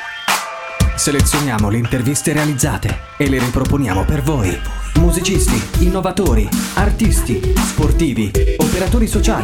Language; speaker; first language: Italian; native; Italian